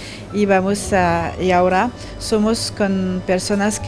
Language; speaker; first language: Spanish; non-native, learner; French